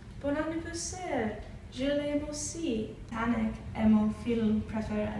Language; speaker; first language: French; non-native, learner; English